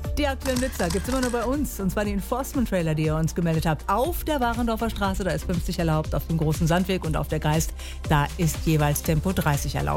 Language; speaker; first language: German; native; German